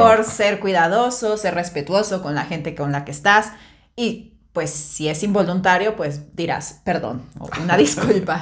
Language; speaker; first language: Spanish; native; Spanish